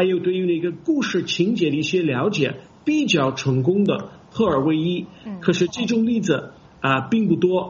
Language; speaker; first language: Chinese; non-native, fluent; English